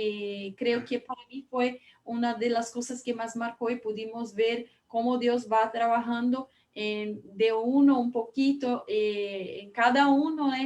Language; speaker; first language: Spanish; non-native, fluent; Portuguese